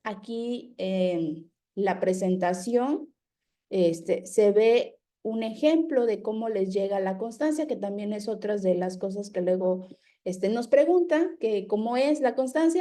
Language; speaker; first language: Spanish; native; Spanish